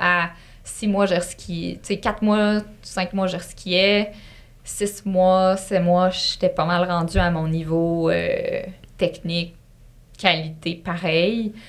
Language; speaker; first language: French; native; French